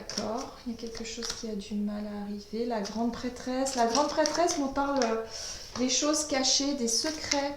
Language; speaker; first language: French; native; French